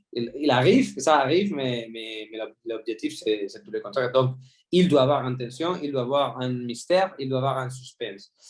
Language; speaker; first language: French; non-native, fluent; Spanish